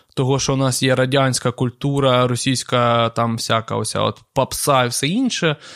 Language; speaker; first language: Ukrainian; non-native, local second language; Russian